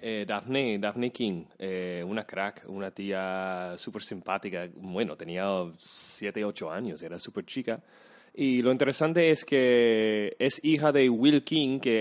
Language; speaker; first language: Spanish; non-native, fluent; English